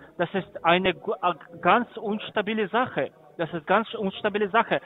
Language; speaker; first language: German; non-native, learner; Greek